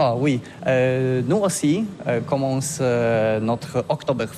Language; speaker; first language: French; non-native, learner; Polish